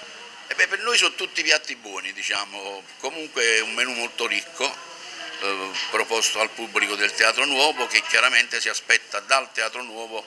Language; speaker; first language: Italian; native; Italian